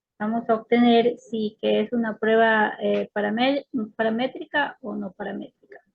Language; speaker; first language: Spanish; native; Spanish